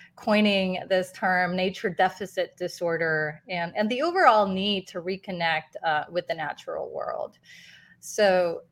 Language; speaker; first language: English; non-native, fluent; Spanish